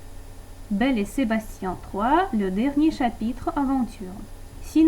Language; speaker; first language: French; non-native, fluent; Russian